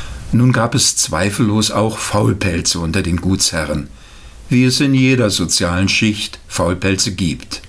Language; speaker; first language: German; native; German